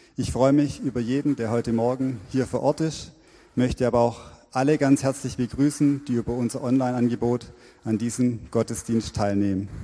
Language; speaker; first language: German; native; German